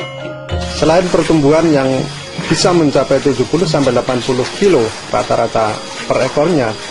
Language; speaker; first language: Indonesian; native; Indonesian